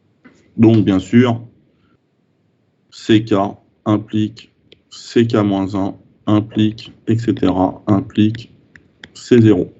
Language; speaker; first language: French; native; French